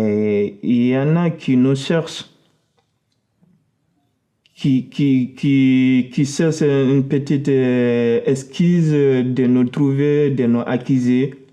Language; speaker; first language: French; non-native, fluent; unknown